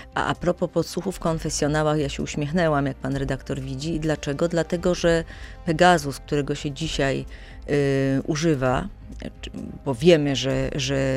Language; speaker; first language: Polish; native; Polish